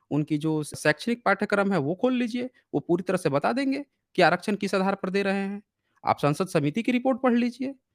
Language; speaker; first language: Hindi; native; Hindi